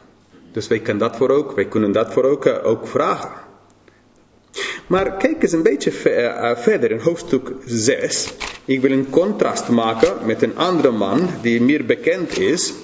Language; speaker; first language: Dutch; non-native, fluent; English